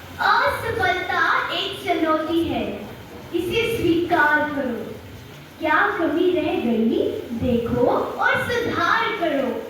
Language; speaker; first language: Hindi; native; Hindi